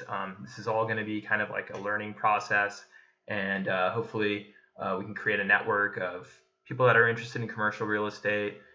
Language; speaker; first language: English; native; English